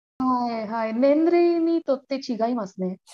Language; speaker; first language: Japanese; non-native, learner; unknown